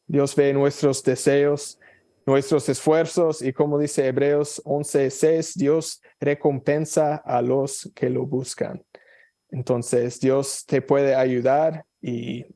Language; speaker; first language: Spanish; non-native, fluent; English